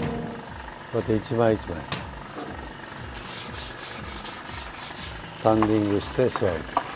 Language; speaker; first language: Japanese; native; Japanese